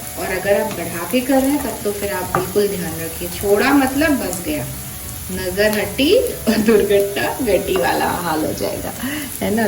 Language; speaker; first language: Hindi; non-native, local second language; Bangla